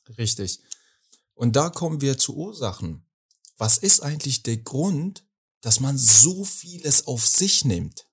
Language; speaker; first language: German; non-native, fluent; Persian